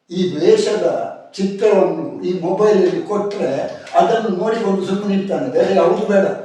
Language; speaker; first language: Kannada; non-native, local second language; Tulu